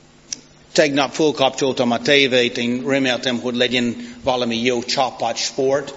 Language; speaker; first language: Hungarian; non-native, fluent; English